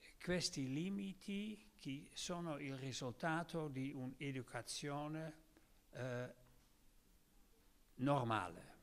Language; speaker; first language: Italian; non-native, learner; Dutch